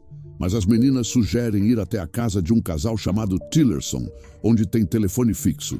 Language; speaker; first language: Portuguese; native; Portuguese